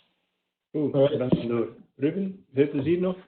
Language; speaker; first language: Dutch; native; Dutch